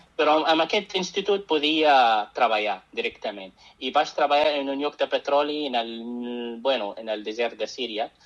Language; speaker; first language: Catalan; non-native, fluent; Arabic